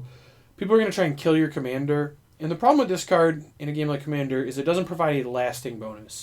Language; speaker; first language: English; native; English